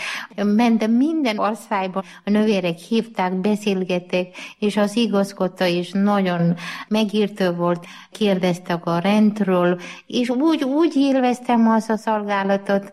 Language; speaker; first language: Hungarian; non-native, learner; Malayalam